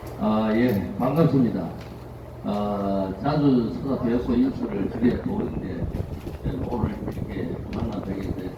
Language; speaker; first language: Korean; native; Korean